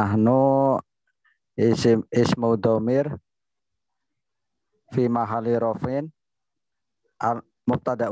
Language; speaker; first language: Arabic; non-native, learner; Indonesian